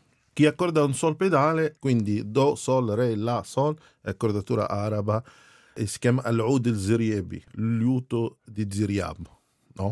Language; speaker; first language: Italian; non-native, fluent; Arabic